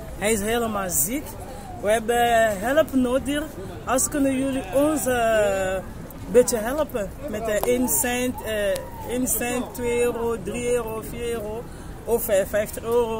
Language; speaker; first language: Dutch; non-native, learner; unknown